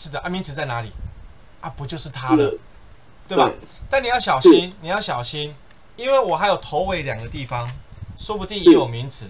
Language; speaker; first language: Chinese; native; Chinese